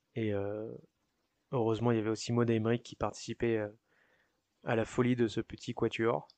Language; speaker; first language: French; native; French